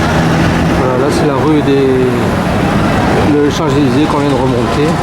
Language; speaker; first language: French; native; French